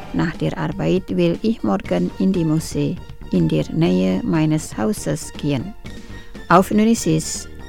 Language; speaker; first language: German; non-native, fluent; Indonesian